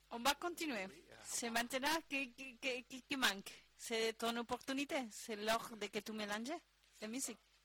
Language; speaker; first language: French; non-native, learner; Spanish